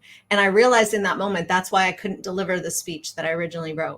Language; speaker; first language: English; native; English